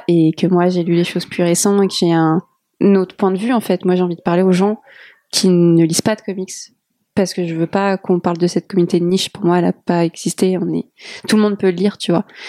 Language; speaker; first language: French; native; French